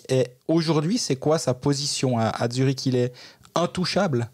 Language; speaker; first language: French; native; French